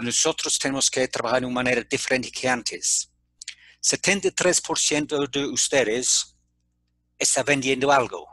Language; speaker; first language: Spanish; non-native, fluent; English